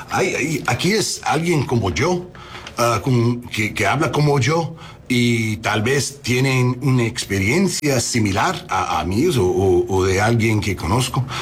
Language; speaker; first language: Spanish; non-native, learner; English